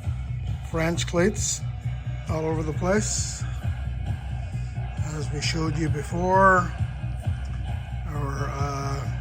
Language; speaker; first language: English; native; English